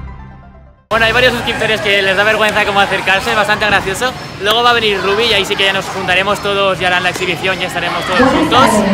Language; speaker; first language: Spanish; native; Spanish